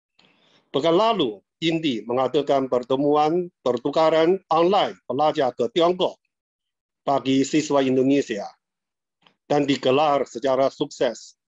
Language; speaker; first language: Indonesian; non-native, fluent; Chinese